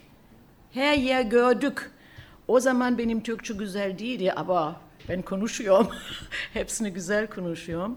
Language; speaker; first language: Turkish; early bilingual, heritage; German